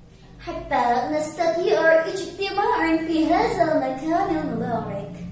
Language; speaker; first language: Arabic; non-native, learner; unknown